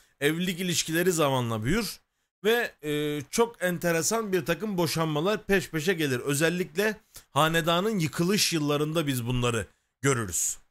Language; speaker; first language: Turkish; native; Turkish